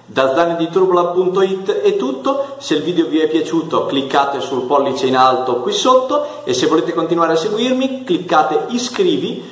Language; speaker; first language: Italian; native; Italian